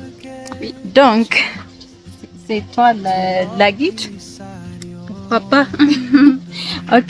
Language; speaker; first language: French; non-native, learner; Amharic